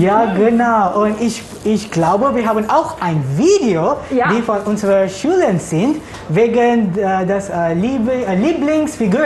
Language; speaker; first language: German; non-native, learner; Malay